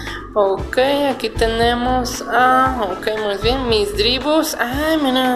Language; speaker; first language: Spanish; native; Spanish